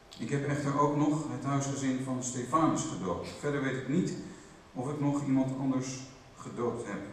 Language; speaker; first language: Dutch; native; Dutch